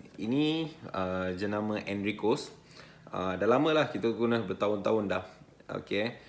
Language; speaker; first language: Malay; non-native, local second language; Tamil